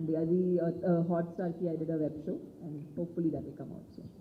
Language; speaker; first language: Telugu; non-native, local second language; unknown